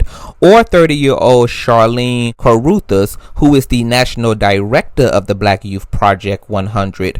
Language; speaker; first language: English; native; English